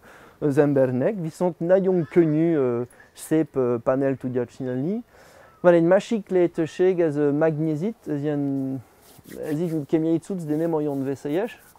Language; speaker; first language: Hungarian; non-native, learner; French